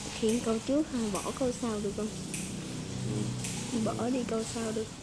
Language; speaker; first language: Vietnamese; native; Vietnamese